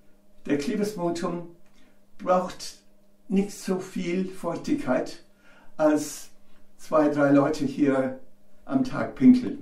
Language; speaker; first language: German; non-native, fluent; English